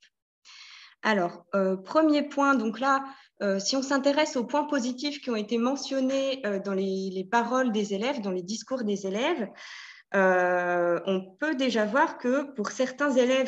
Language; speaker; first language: French; native; French